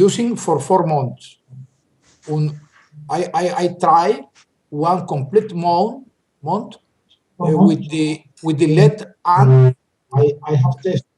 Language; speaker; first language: English; non-native, learner; Spanish